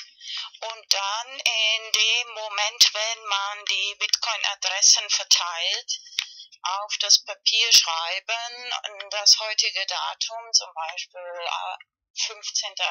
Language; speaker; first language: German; non-native, fluent; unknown